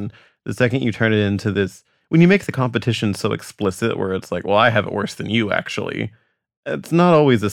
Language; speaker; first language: English; native; English